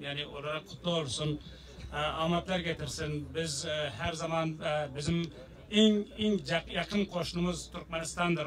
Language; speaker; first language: Turkish; non-native, learner; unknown